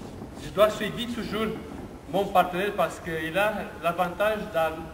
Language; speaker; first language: French; non-native, learner; Romanian